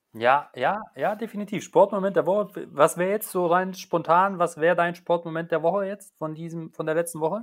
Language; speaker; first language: German; early bilingual, other home language; Polish